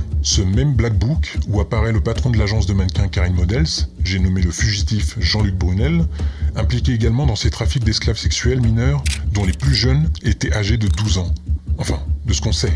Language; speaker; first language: French; native; French